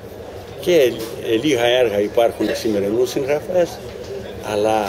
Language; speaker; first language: Greek; non-native, learner; Ukrainian